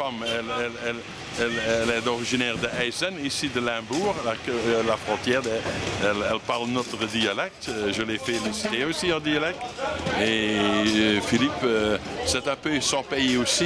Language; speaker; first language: French; non-native, fluent; Dutch